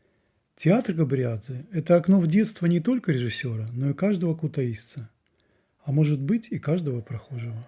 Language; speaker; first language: Russian; native; Russian